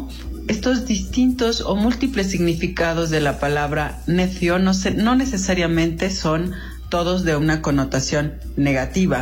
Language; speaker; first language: Spanish; native; Spanish